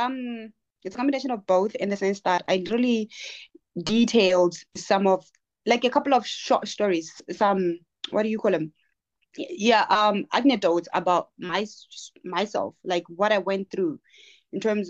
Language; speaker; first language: English; non-native, local second language; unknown